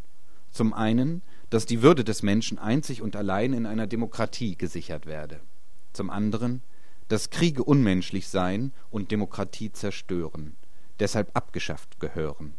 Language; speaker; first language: German; native; German